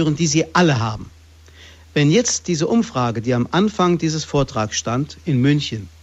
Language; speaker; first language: German; native; German